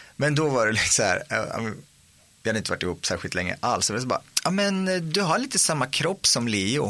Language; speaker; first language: Swedish; native; Swedish